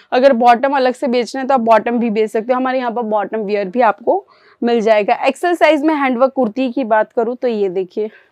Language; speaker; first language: Hindi; native; Hindi